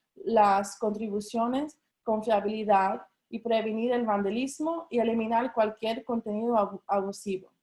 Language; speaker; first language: Spanish; non-native, fluent; English